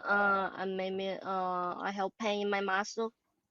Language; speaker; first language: English; non-native, learner; Chinese